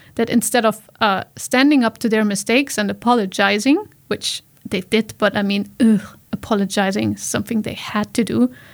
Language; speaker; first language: English; non-native, fluent; German